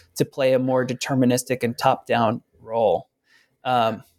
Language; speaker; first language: English; native; English